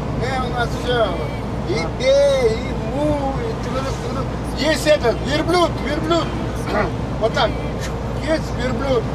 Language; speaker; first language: Russian; non-native, local second language; Kazakh